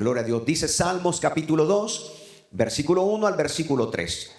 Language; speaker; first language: Spanish; native; Spanish